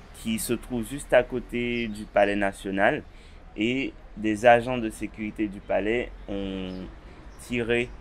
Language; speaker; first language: French; native; French